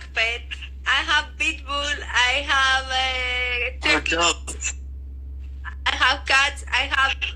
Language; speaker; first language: English; non-native, learner; Greek